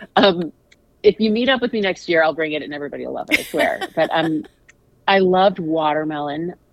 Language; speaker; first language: English; native; English